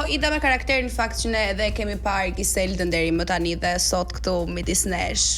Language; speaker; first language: Albanian; native; Albanian